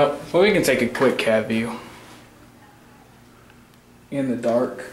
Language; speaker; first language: English; native; English